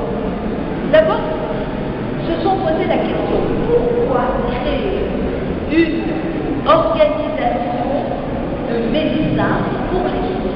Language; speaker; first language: French; native; French